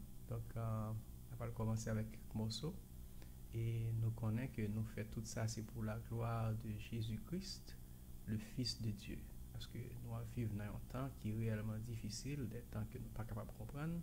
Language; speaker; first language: French; non-native, local second language; Haitian Creole